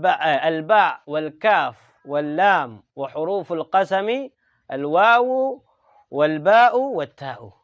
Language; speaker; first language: Arabic; non-native, fluent; Indonesian